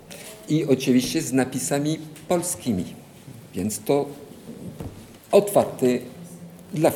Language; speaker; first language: Polish; non-native, fluent; French